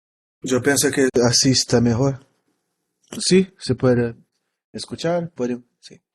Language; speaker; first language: Spanish; non-native, learner; Portuguese